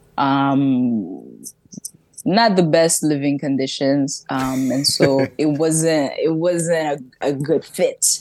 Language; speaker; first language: English; early bilingual, other home language; French